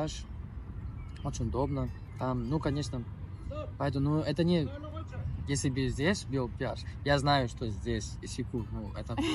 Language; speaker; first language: Russian; non-native, learner; Spanish